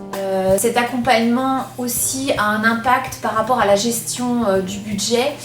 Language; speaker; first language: French; native; French